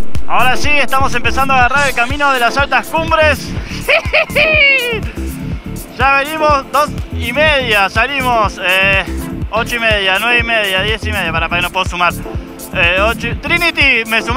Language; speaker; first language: Spanish; native; Spanish